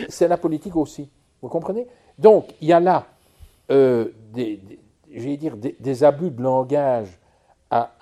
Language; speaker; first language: French; native; French